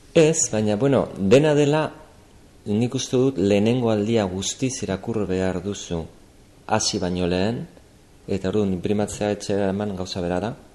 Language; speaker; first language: Basque; non-native, local second language; Spanish